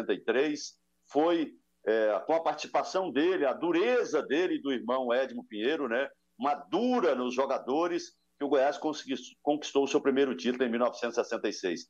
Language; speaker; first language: Portuguese; native; Portuguese